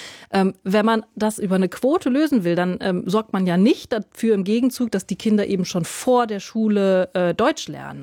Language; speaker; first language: German; native; German